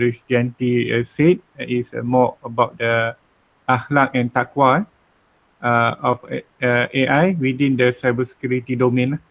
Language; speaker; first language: English; non-native, fluent; Malay